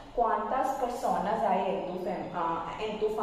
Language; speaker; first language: Spanish; non-native, fluent; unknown